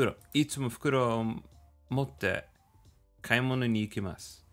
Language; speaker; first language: Japanese; non-native, learner; English